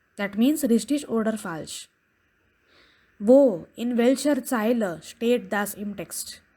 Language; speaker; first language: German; non-native, fluent; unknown